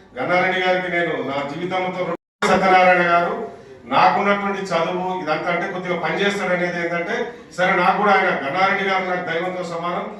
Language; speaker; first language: Telugu; non-native, local second language; Urdu